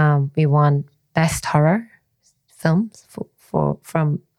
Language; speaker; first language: English; non-native, fluent; Korean